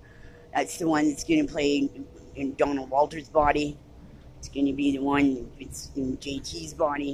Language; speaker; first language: English; native; English